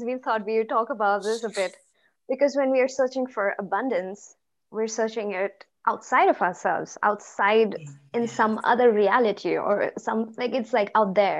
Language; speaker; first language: English; non-native, local second language; Hindi